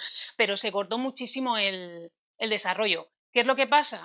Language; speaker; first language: Spanish; native; Spanish